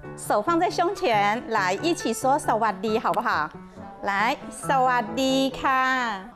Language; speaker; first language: Chinese; non-native, fluent; Thai